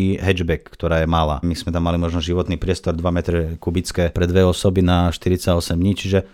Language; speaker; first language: Slovak; non-native, fluent; Russian